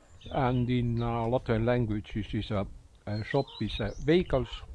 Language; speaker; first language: English; non-native, learner; Estonian